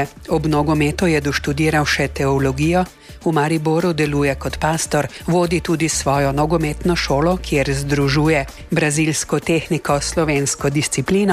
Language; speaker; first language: Slovenian; native; Slovenian